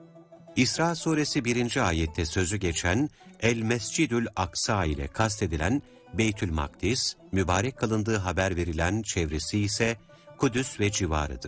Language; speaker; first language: Turkish; native; Turkish